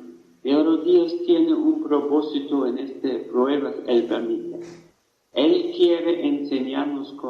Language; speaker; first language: Spanish; non-native, fluent; German